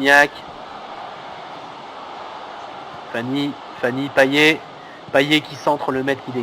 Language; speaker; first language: French; native; French